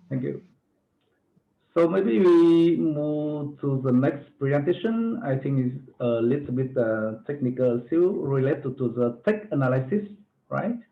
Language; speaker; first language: English; non-native, fluent; Vietnamese